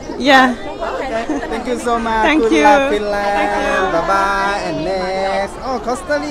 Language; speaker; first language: English; non-native, learner; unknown